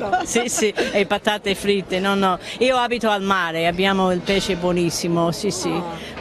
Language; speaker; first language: Italian; early bilingual, heritage; English